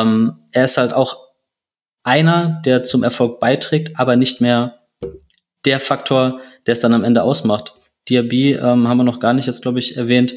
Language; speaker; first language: German; native; German